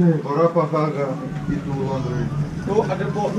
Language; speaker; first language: Indonesian; non-native, learner; English